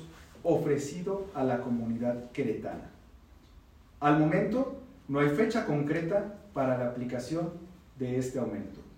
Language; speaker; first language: Spanish; native; Spanish